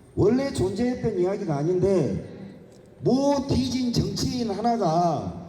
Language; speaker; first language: Korean; native; Korean